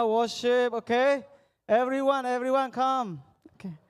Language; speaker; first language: English; non-native, learner; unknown